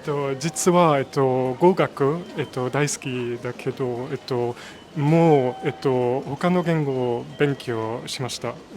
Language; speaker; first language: Japanese; non-native, learner; Luxembourgish